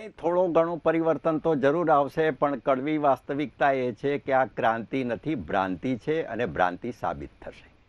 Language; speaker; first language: Gujarati; native; Gujarati